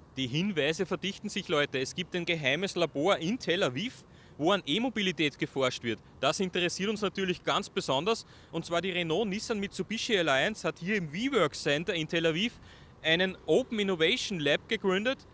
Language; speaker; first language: German; native; German